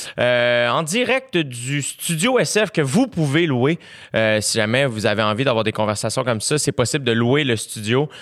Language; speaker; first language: French; native; French